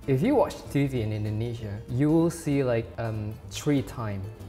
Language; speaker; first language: English; non-native, fluent; Indonesian